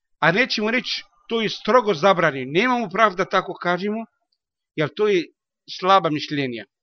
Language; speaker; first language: Bosnian; non-native, learner; Arabic